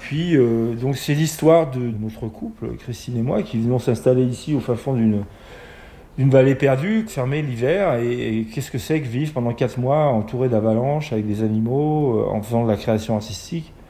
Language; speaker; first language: French; native; French